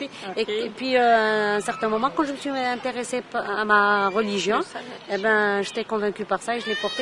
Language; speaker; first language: French; non-native, local second language; Arabic